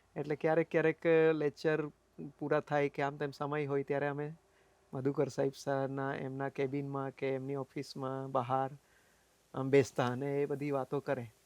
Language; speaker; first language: Gujarati; non-native, local second language; Bhili